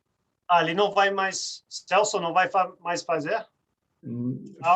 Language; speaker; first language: Portuguese; non-native, fluent; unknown